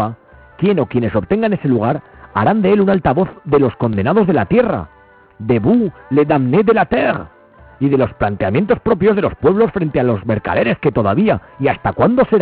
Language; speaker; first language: Spanish; native; Spanish